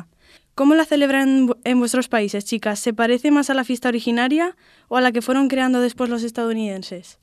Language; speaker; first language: Spanish; native; Spanish